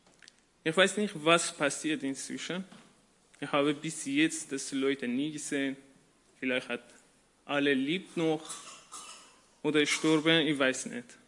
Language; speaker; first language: German; non-native, learner; Persian